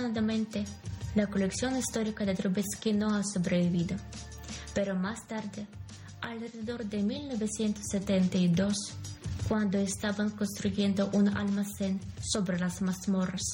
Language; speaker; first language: Spanish; non-native, fluent; Ukrainian